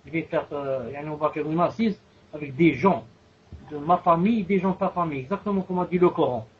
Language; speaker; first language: French; non-native, local second language; Arabic